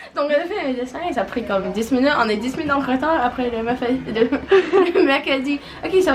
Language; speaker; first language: French; non-native, local second language; English